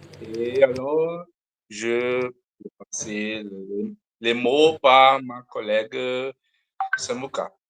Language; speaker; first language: French; non-native, learner; Portuguese